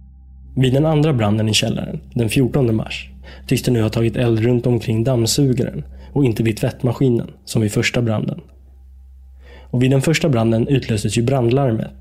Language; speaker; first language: Swedish; native; Swedish